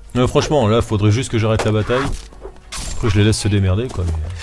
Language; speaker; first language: French; native; French